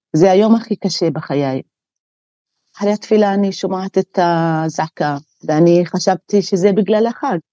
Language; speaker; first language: Hebrew; non-native, local second language; Arabic